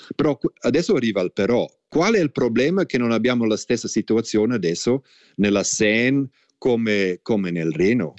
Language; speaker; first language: Italian; non-native, local second language; German